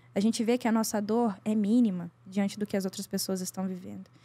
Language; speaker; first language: Portuguese; native; Portuguese